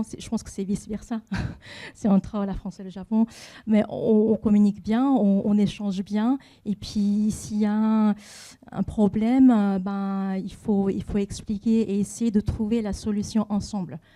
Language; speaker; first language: French; non-native, fluent; Japanese